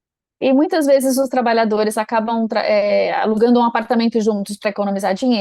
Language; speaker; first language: Portuguese; native; Portuguese